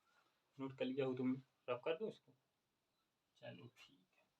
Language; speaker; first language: Hindi; native; Hindi